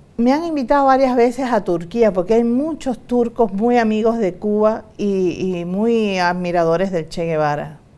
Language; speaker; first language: Spanish; native; Spanish